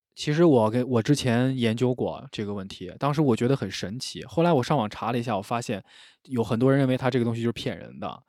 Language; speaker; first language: Chinese; native; Chinese